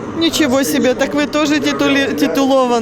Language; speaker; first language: Russian; native; Russian